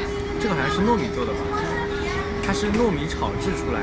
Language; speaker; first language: Chinese; native; Chinese